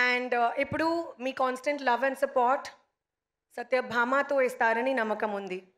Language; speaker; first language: Telugu; non-native, learner; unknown